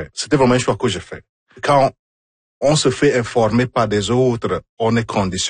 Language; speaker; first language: French; non-native, fluent; Igbo